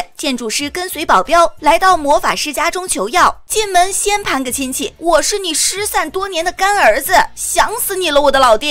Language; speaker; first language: Chinese; native; Chinese